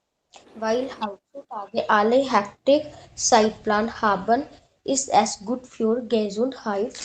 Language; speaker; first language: German; non-native, learner; Hindi